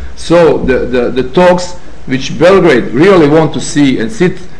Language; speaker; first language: English; non-native, fluent; Serbian